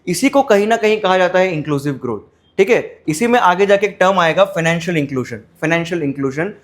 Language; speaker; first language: Hindi; non-native, local second language; Marathi